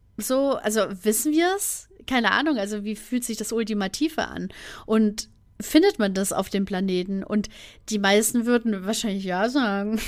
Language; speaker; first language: German; native; German